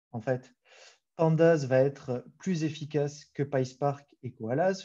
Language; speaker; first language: French; native; French